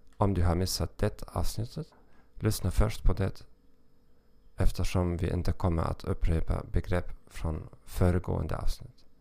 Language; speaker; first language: Swedish; non-native, learner; German